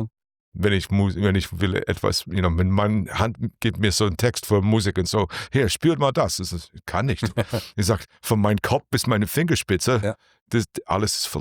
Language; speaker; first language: German; non-native, learner; English